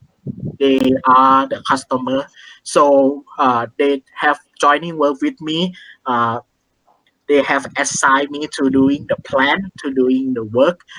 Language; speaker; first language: English; non-native, learner; Thai